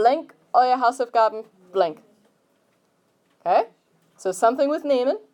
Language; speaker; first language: German; non-native, fluent; English